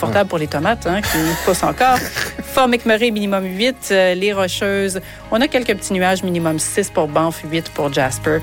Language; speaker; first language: French; native; French